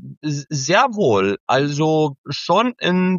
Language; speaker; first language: German; non-native, fluent; Serbian